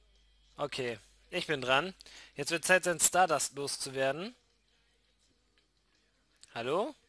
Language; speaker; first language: German; native; German